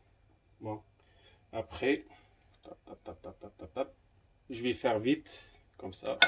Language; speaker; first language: French; non-native, local second language; Arabic